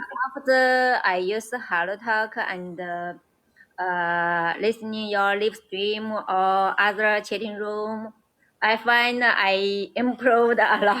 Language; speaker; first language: English; non-native, learner; Chinese